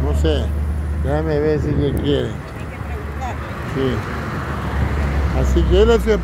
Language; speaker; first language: Spanish; native; Spanish